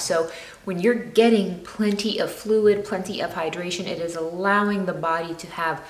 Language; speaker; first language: English; native; English